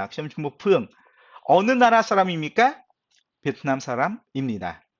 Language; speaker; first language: Korean; non-native, fluent; Khmer